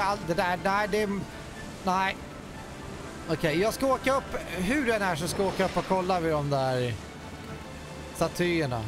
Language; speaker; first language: Swedish; native; Swedish